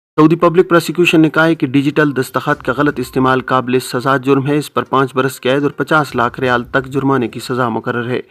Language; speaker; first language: Urdu; native; Urdu